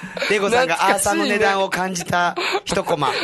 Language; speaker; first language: Japanese; native; Japanese